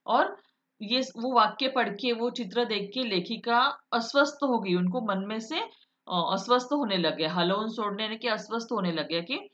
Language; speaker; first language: Hindi; non-native, local second language; Marathi